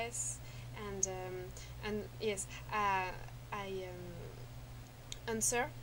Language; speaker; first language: English; non-native, learner; French